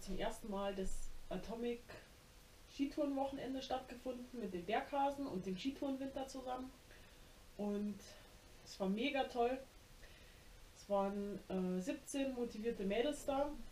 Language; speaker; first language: German; native; German